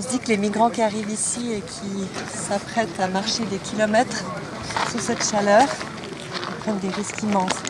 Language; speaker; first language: French; native; French